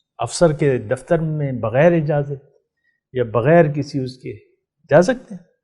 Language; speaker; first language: Urdu; non-native, local second language; Pashto